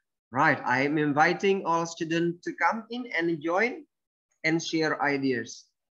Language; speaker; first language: English; non-native, fluent; Indonesian